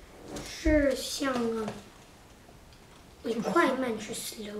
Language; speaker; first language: Chinese; early bilingual, heritage; Chinese